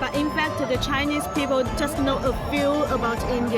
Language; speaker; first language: English; non-native, learner; Chinese